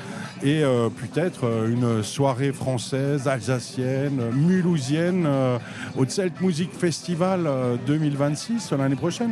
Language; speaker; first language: French; native; French